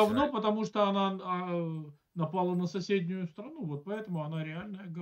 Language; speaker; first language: Russian; native; Russian